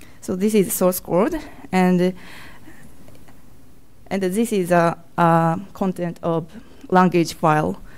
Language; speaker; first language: English; non-native, learner; Japanese